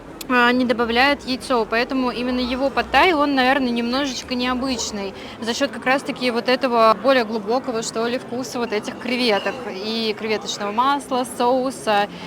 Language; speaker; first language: Russian; native; Russian